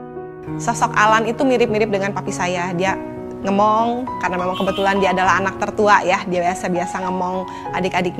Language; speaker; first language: Indonesian; native; Indonesian